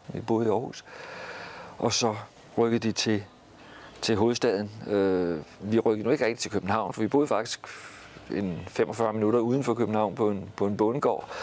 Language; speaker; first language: Danish; native; Danish